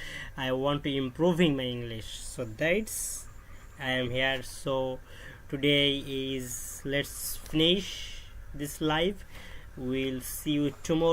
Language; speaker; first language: English; non-native, learner; Bangla